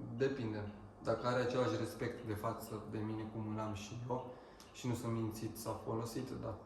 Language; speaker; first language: Romanian; early bilingual, heritage; Romanian